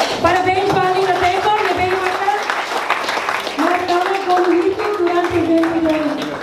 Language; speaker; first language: Portuguese; non-native, learner; Tetum